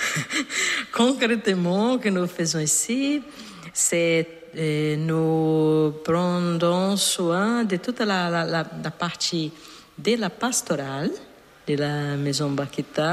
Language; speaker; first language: French; non-native, learner; Portuguese